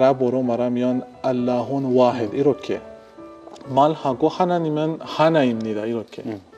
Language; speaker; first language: Korean; non-native, fluent; Persian